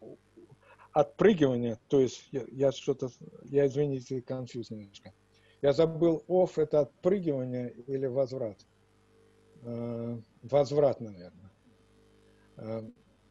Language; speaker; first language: Russian; native; Russian